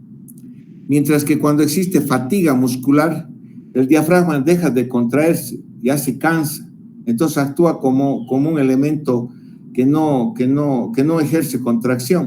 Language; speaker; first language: Spanish; native; Spanish